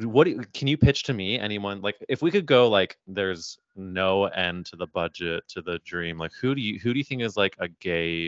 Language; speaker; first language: English; native; English